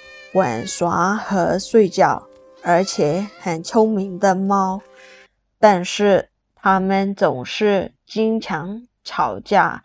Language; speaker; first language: Chinese; non-native, fluent; Burmese